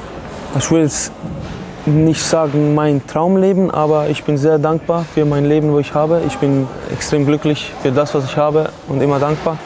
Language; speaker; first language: German; non-native, fluent; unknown